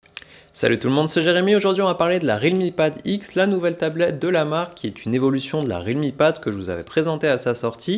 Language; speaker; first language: French; native; French